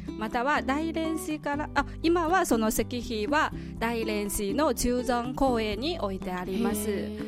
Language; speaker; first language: Japanese; non-native, fluent; Chinese